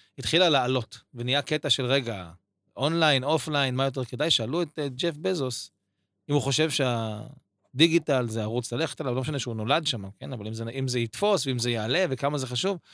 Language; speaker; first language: Hebrew; native; Hebrew